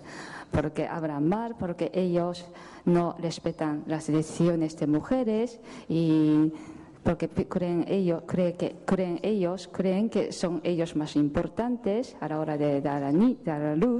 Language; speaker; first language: Spanish; non-native, fluent; Japanese